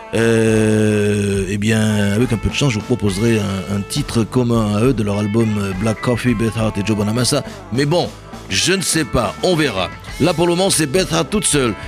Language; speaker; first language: French; native; French